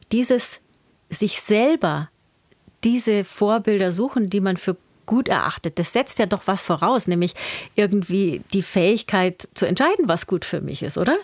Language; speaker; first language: German; native; German